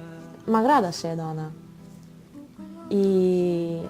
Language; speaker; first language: Catalan; non-native, fluent; Romanian